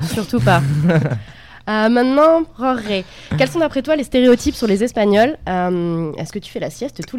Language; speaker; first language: French; native; French